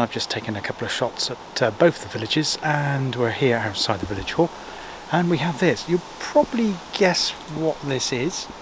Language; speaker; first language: English; native; English